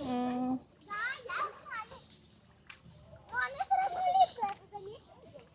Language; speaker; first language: Russian; native; Russian